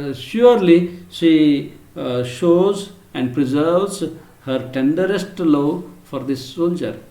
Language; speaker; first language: English; non-native, local second language; Kannada